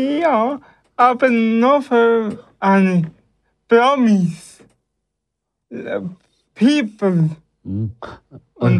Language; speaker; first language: German; early bilingual, other home language; Italian